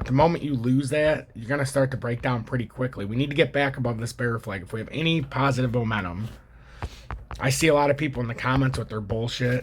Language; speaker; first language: English; native; English